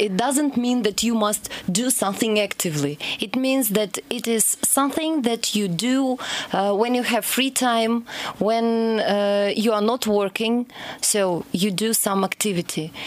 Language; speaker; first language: English; non-native, fluent; Russian